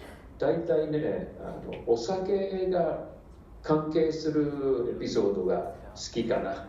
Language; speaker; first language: Japanese; non-native, fluent; English